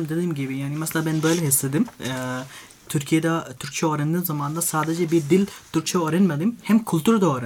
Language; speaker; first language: Turkish; non-native, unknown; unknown